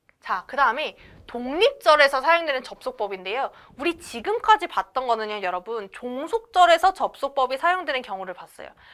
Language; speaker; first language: Korean; native; Korean